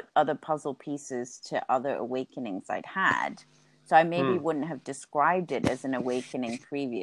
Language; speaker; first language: English; native; English